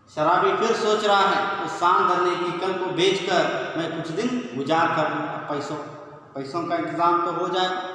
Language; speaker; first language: Hindi; non-native, local second language; Kannada